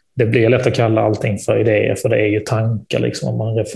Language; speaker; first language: Swedish; native; Swedish